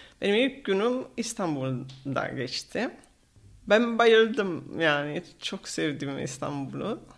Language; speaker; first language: Turkish; non-native, fluent; Italian